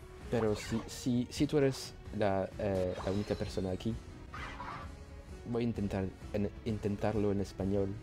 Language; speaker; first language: Spanish; non-native, learner; French